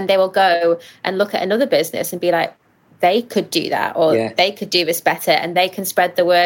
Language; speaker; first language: English; native; English